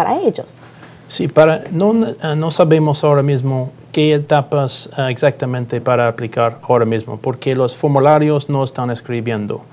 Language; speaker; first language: Spanish; non-native, learner; English